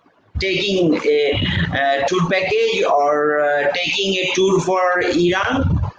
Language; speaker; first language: English; non-native, local second language; Bangla